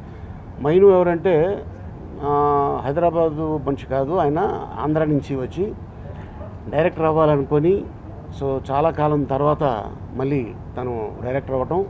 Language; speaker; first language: Telugu; native; Telugu